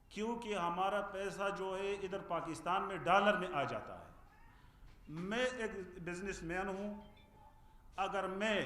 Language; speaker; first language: Urdu; non-native, fluent; Pashto